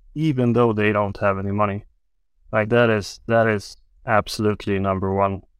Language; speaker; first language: English; non-native, fluent; Swedish